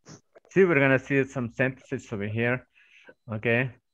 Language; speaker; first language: English; non-native, fluent; Spanish